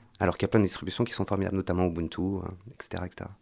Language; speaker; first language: French; native; French